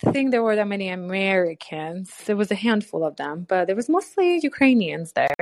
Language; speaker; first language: English; non-native, fluent; Ukrainian